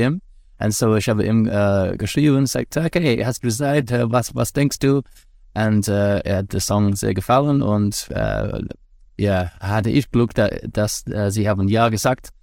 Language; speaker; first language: German; non-native, learner; English